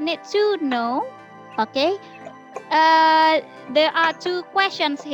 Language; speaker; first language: English; non-native, fluent; Indonesian